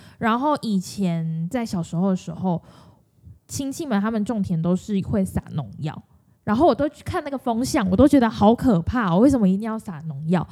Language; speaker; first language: Chinese; native; Chinese